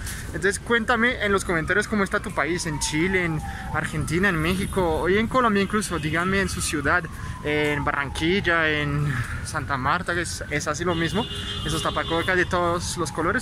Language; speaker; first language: Spanish; non-native, fluent; French